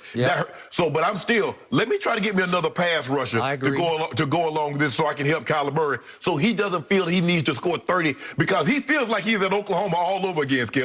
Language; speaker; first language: English; native; English